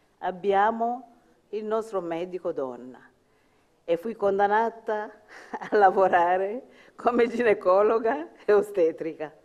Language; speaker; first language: Italian; non-native, fluent; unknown